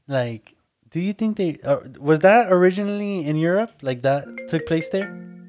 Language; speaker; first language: English; early bilingual, other home language; Spanish